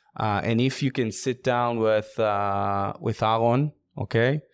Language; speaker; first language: English; non-native, fluent; Hebrew